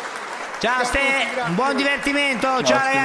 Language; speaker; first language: Italian; native; Italian